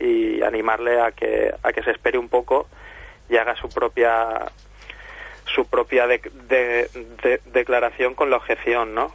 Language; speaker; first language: Spanish; native; Spanish